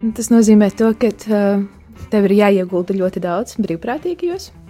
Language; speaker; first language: Latvian; native; Latvian